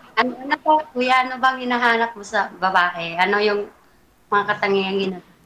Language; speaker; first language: Filipino; non-native, local second language; Hiligaynon